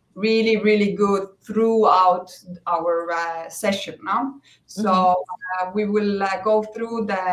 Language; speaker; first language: English; non-native, fluent; Estonian